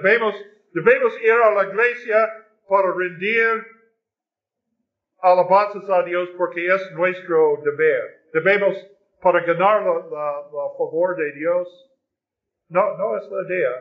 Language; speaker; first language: Spanish; non-native, fluent; English